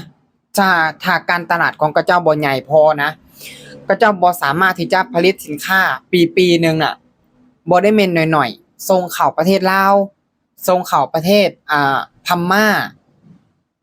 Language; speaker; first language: Thai; non-native, local second language; Lao